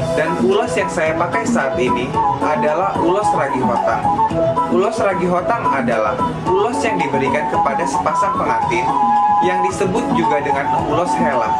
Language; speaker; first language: Indonesian; native; Indonesian